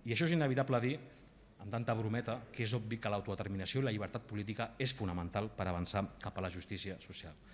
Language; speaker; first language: Catalan; non-native, local second language; Spanish